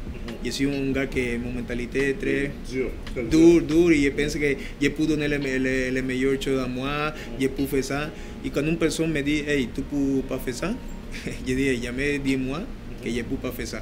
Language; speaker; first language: French; non-native, learner; Spanish